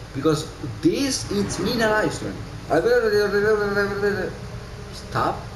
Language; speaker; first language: English; non-native, learner; Italian